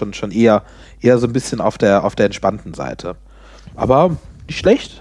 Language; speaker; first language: German; native; German